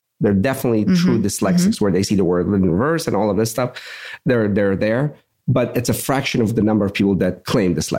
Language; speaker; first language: English; native; English